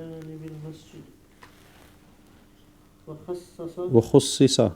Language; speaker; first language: Arabic; non-native, learner; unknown